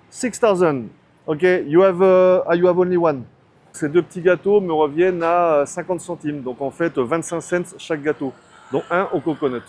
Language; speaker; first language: French; native; French